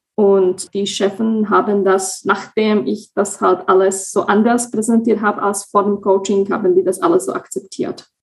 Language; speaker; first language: German; non-native, fluent; Slovak